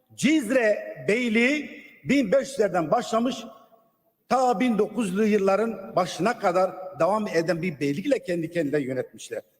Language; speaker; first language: Turkish; non-native, local second language; Kurdish